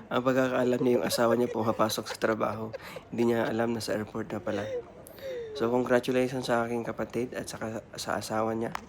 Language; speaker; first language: Filipino; non-native, local second language; Cebuano